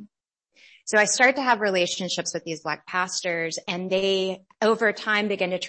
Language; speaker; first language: English; native; English